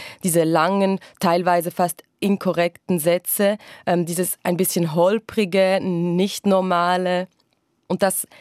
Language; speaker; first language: German; non-native, local second language; French